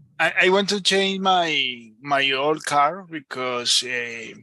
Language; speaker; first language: English; non-native, learner; Spanish